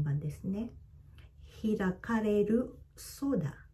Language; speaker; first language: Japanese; non-native, fluent; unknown